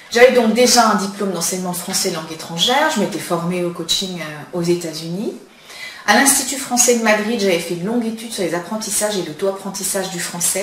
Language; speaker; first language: French; native; French